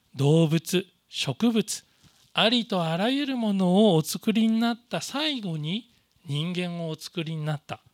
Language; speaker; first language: Japanese; native; Japanese